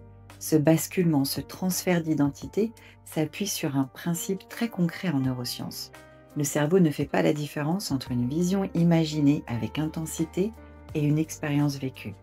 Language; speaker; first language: French; native; French